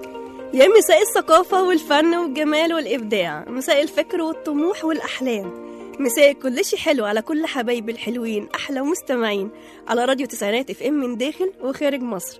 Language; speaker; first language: Arabic; native; Arabic